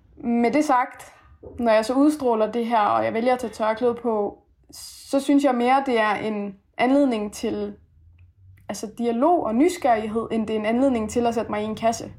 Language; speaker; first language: Danish; early bilingual, other home language; Persian